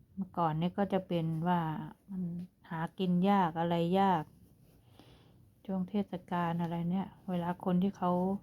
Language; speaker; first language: Thai; native; Thai